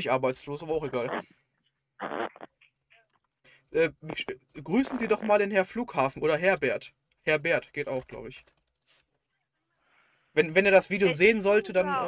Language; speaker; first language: German; native; German